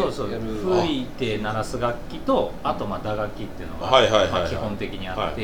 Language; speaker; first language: Japanese; native; Japanese